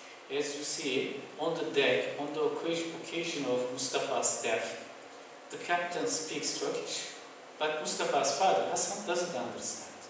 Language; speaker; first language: English; non-native, fluent; Turkish